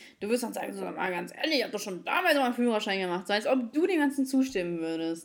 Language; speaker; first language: German; early bilingual, other home language; Ukrainian